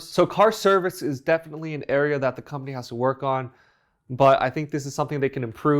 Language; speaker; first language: English; native; English